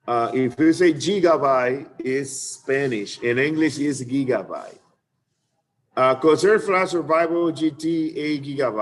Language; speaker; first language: English; non-native, fluent; Spanish